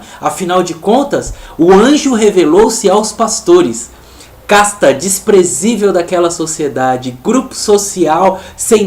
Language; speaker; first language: Portuguese; native; Portuguese